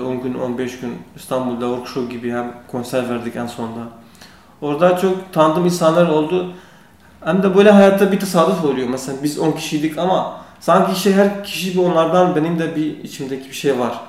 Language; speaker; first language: Turkish; non-native, learner; Kurdish